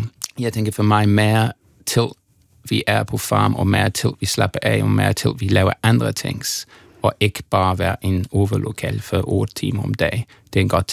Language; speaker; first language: Danish; non-native, learner; English